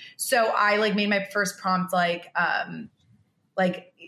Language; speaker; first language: English; early bilingual, other home language; Spanish